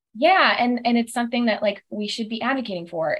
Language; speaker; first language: English; native; English